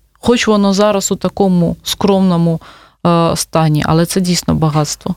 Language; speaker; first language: Ukrainian; non-native, local second language; Russian